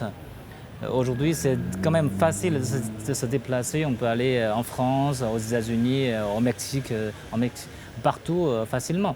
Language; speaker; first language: French; non-native, fluent; Chinese